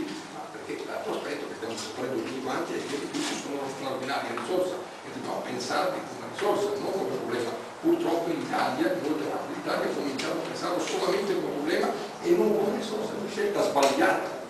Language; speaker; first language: Italian; native; Italian